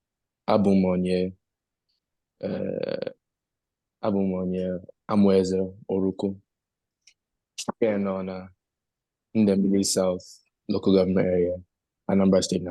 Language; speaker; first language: Igbo; non-native, learner; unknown